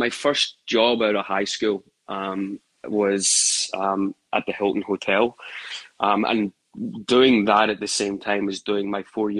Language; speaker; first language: English; native; English